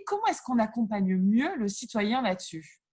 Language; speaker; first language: French; native; French